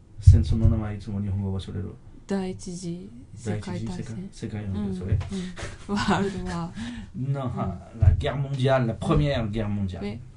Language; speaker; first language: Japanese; non-native, fluent; French